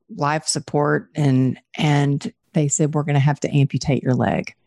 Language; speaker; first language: English; native; English